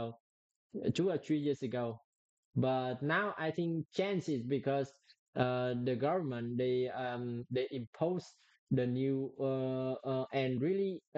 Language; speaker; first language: English; non-native, learner; Vietnamese